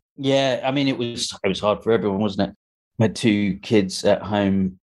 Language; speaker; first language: English; early bilingual, other home language; Hindi